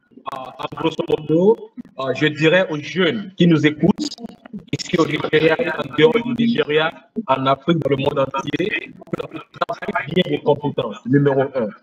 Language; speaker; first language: French; non-native, fluent; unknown